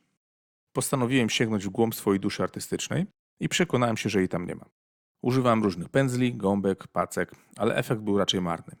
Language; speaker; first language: Polish; native; Polish